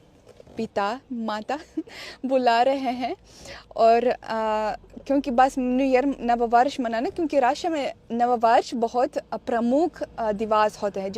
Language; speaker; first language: Hindi; non-native, learner; Russian